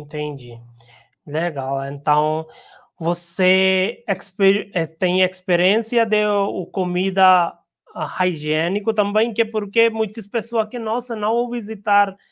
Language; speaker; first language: Portuguese; non-native, learner; Hindi